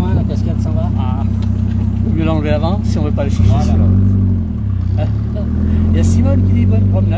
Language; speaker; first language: French; native; French